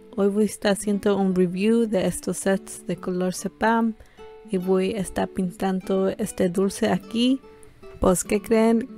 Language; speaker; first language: Spanish; early bilingual, heritage; Spanish